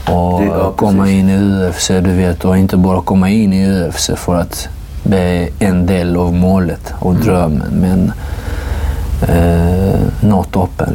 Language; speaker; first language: Swedish; non-native, fluent; Georgian